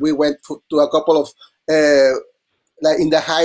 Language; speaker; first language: English; non-native, fluent; Spanish